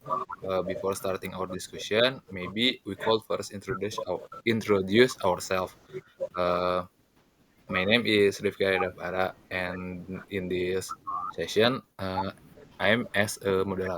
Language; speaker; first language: English; non-native, learner; Indonesian